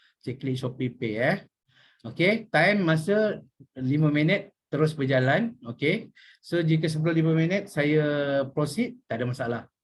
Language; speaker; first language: Malay; native; Malay